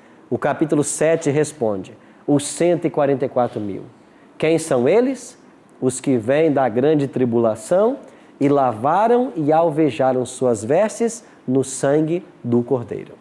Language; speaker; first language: Portuguese; native; Portuguese